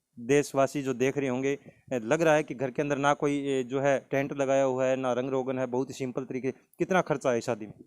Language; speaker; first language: Hindi; native; Hindi